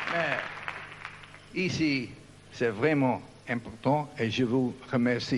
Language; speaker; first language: French; non-native, learner; English